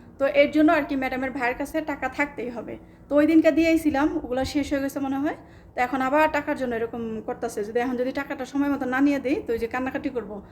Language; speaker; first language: Bangla; native; Bangla